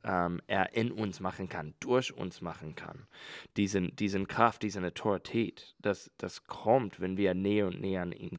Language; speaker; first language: German; non-native, learner; English